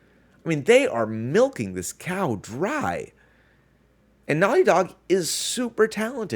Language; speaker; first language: English; native; English